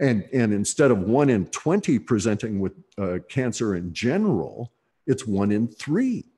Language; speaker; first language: English; native; English